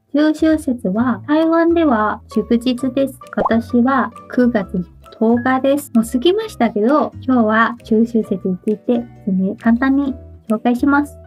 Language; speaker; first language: Japanese; non-native, fluent; Chinese